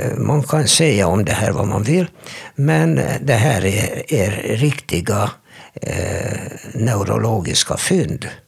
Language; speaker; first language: Swedish; non-native, fluent; Hungarian